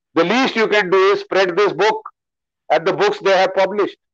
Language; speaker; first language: English; non-native, local second language; Hindi